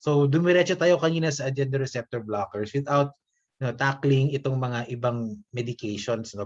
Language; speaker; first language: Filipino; native; Filipino